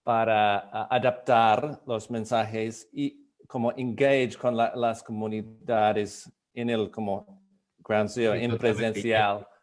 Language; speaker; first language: Spanish; non-native, fluent; English